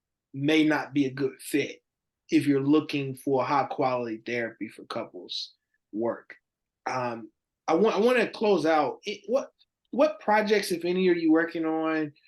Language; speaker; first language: English; native; English